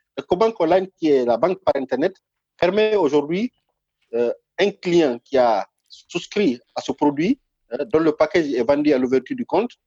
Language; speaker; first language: French; non-native, local second language; Fula